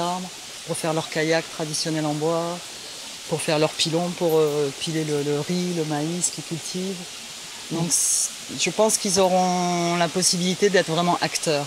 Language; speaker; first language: French; native; French